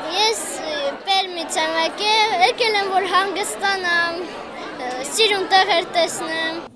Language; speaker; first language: Armenian; early bilingual, heritage; Armenian